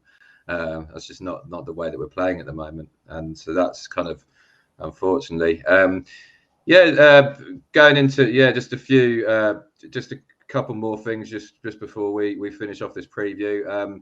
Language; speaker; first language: English; native; English